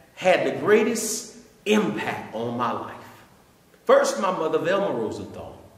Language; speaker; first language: English; native; English